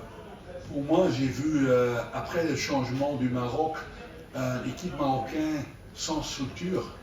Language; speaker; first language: French; non-native, learner; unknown